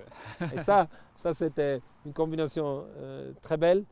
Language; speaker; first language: French; non-native, local second language; Italian